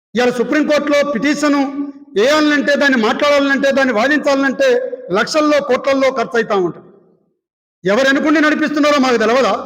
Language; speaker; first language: Telugu; non-native, local second language; Lambadi